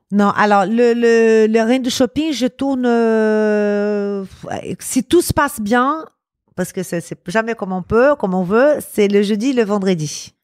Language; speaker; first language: French; non-native, fluent; Portuguese